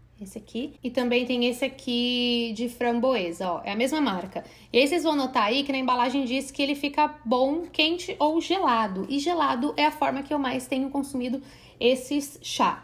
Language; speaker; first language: Portuguese; native; Portuguese